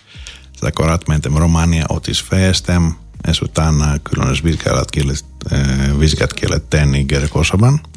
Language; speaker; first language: Hungarian; non-native, fluent; Greek